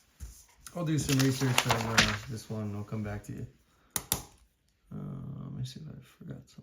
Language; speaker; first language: English; native; English